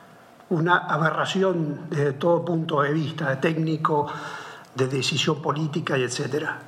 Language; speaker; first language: Spanish; native; Spanish